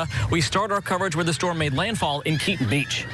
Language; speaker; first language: English; native; English